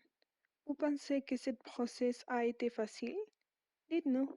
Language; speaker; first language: French; non-native, learner; Spanish